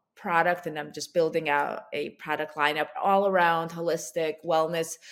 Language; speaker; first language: English; early bilingual, other home language; Russian